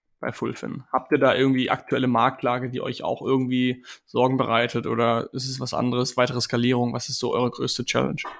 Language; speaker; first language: German; native; German